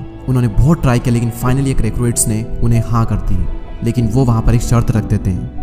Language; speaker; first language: Hindi; native; Hindi